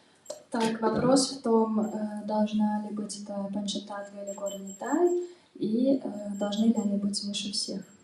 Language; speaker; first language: Russian; native; Russian